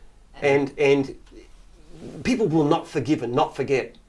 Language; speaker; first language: English; native; English